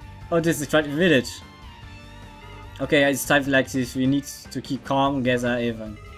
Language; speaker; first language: English; non-native, learner; German